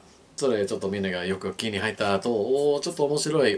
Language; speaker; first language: Japanese; non-native, learner; English